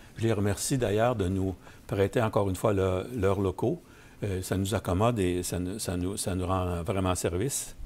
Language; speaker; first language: French; native; French